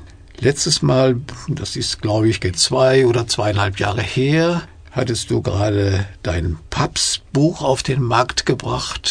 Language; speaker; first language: German; native; German